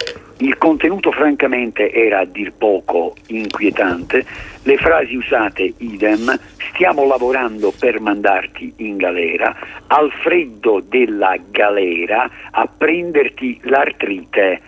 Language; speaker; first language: Italian; native; Italian